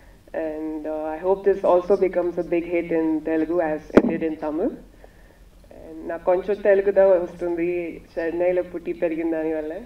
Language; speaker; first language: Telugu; non-native, learner; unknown